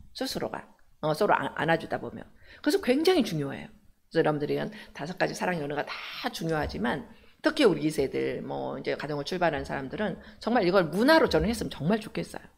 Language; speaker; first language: Korean; native; Korean